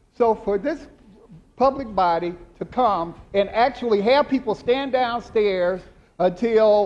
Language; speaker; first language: English; native; English